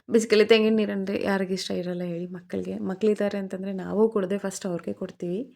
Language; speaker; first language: Kannada; non-native, local second language; Telugu